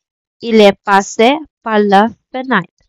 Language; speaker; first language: French; non-native, local second language; Filipino